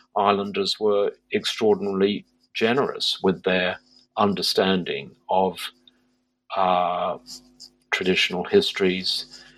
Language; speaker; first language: English; native; English